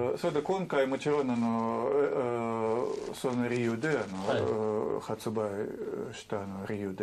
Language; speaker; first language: Japanese; non-native, learner; Russian